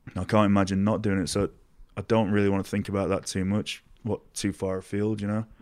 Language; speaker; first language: English; native; English